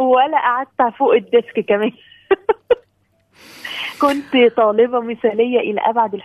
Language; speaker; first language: Arabic; native; Arabic